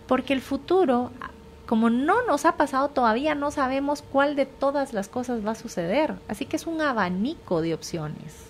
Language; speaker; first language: Spanish; native; Spanish